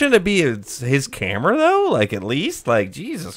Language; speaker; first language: English; native; English